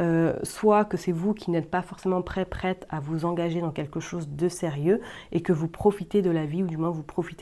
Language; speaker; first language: French; native; French